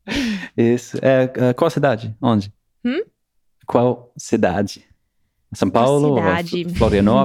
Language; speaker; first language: Portuguese; non-native, learner; English